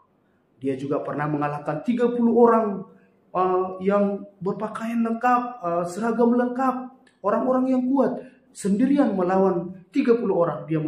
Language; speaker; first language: Indonesian; native; Indonesian